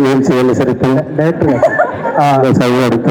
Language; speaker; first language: Telugu; non-native, learner; Tamil